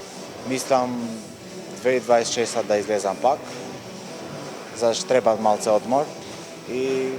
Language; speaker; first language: Macedonian; non-native, local second language; Albanian